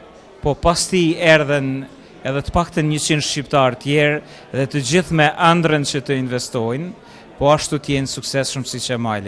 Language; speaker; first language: Albanian; native; Albanian